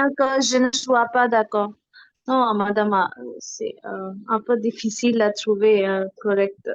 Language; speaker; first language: French; non-native, learner; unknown